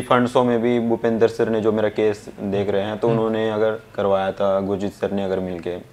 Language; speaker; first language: Hindi; native; Hindi